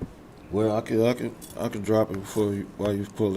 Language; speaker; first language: English; native; English